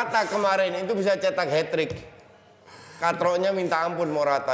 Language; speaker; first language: Indonesian; native; Indonesian